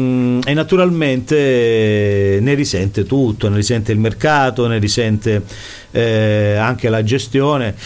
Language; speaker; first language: Italian; native; Italian